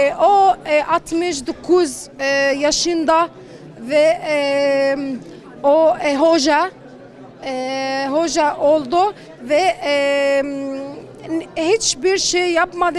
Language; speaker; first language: Turkish; non-native, learner; Arabic